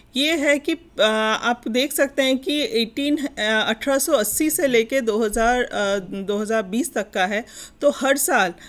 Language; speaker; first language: Hindi; non-native, local second language; Bangla